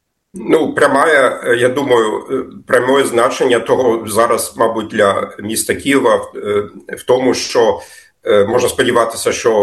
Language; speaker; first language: Ukrainian; non-native, fluent; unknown